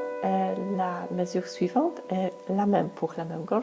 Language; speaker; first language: French; non-native, fluent; Polish